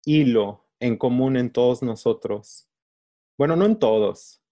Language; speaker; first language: Spanish; early bilingual, other home language; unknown